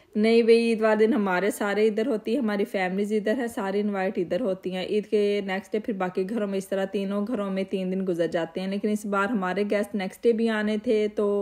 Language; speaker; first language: Urdu; native; Urdu